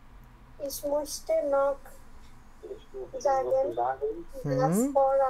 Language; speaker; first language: German; non-native, learner; Bangla